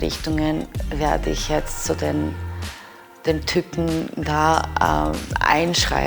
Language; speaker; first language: German; non-native, fluent; Serbian